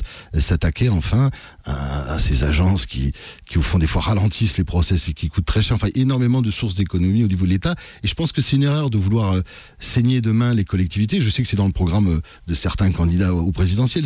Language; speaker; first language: French; native; French